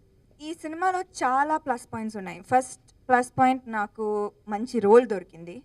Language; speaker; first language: Telugu; non-native, local second language; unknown